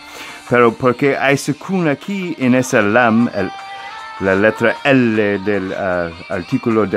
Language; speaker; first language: Spanish; non-native, fluent; English